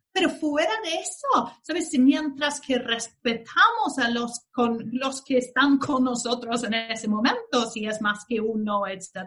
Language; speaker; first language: Spanish; non-native, fluent; Swedish